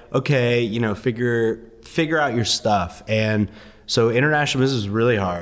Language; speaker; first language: English; early bilingual, other home language; Persian